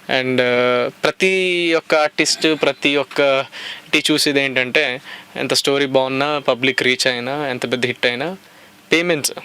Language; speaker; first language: Telugu; native; Telugu